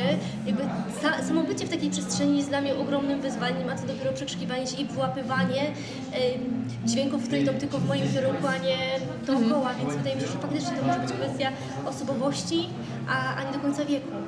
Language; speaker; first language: Polish; native; Polish